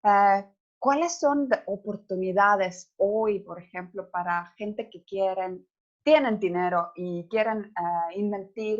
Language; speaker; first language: Spanish; non-native, fluent; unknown